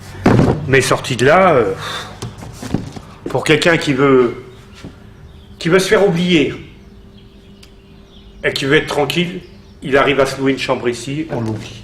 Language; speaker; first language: French; native; French